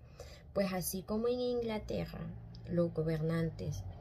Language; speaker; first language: Spanish; native; Spanish